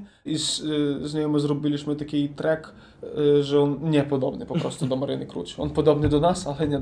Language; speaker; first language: Polish; non-native, learner; Ukrainian